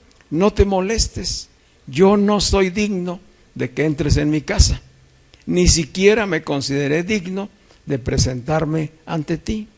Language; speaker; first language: Spanish; native; Spanish